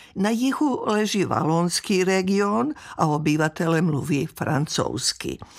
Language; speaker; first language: Czech; non-native, fluent; Serbian